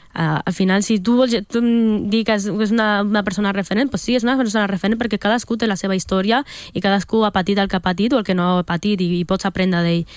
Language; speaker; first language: Catalan; early bilingual, other home language; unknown